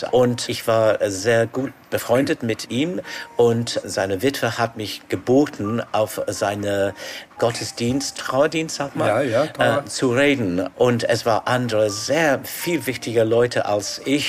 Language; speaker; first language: German; non-native, fluent; English